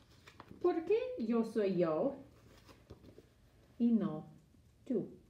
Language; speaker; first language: Spanish; non-native, fluent; English